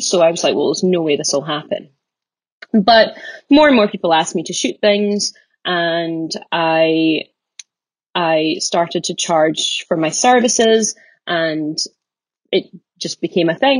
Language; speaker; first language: English; native; English